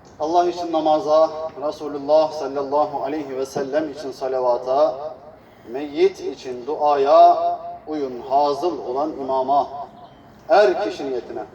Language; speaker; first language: Turkish; native; Turkish